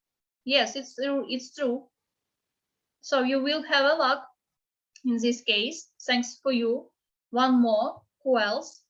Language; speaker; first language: English; non-native, fluent; Ukrainian